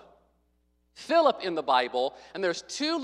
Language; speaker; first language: English; native; English